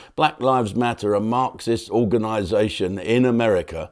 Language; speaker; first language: English; native; English